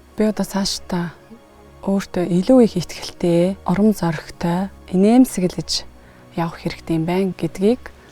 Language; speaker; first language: Mongolian; non-native, local second language; Kazakh